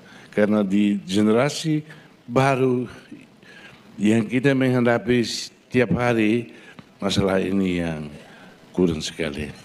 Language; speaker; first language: Indonesian; non-native, fluent; Portuguese